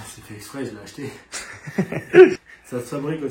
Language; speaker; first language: French; native; French